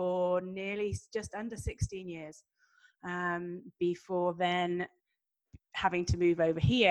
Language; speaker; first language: English; native; English